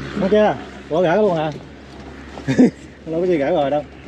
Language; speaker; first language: Vietnamese; early bilingual, other home language; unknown